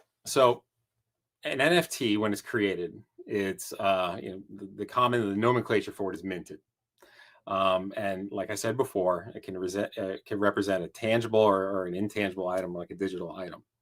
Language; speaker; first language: English; native; English